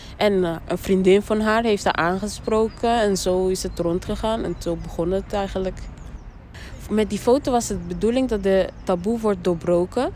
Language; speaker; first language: Dutch; early bilingual, other home language; Rundi